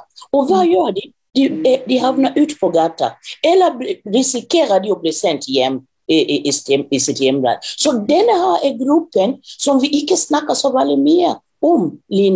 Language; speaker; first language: Norwegian; non-native, fluent; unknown